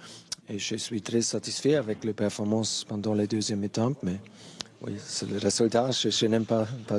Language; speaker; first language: French; non-native, fluent; German